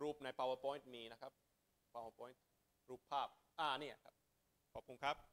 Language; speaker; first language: Thai; non-native, fluent; Finnish